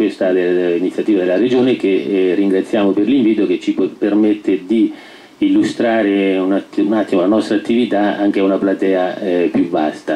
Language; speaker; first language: Italian; native; Italian